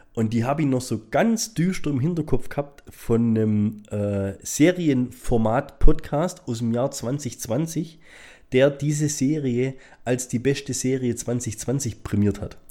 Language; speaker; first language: German; native; German